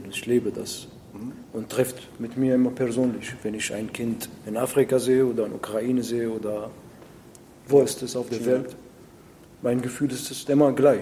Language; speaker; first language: German; non-native, learner; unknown